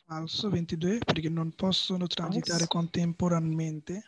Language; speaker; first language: Italian; non-native, learner; Bangla